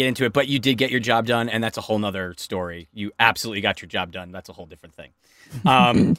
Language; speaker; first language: English; native; English